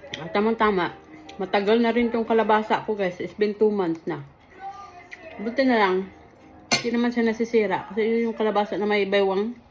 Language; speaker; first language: Filipino; non-native, local second language; Cebuano